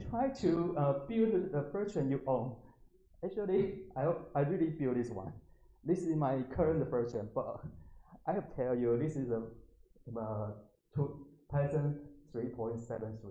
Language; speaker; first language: English; non-native, learner; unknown